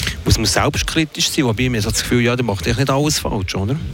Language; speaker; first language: German; native; German